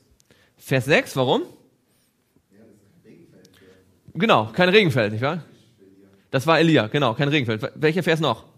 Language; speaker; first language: German; native; German